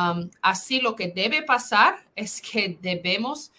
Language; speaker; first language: Spanish; non-native, fluent; English